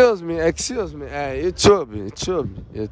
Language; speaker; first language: English; non-native, learner; Portuguese